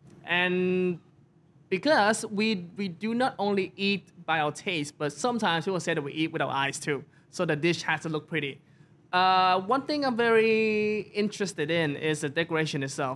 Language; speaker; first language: English; non-native, fluent; Vietnamese